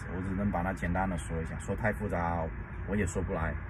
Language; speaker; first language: Chinese; native; Chinese